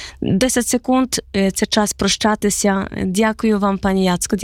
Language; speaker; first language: Polish; non-native, learner; Ukrainian